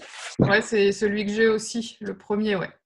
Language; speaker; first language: French; native; French